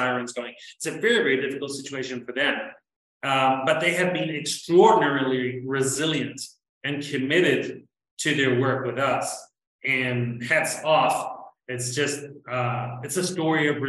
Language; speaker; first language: English; native; English